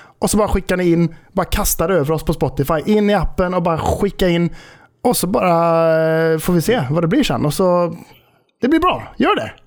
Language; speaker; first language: Swedish; native; Swedish